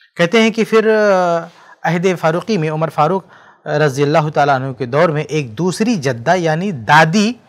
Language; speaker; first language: Hindi; native; Hindi